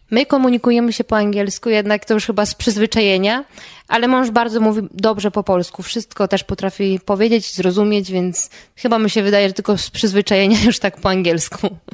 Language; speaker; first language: Polish; native; Polish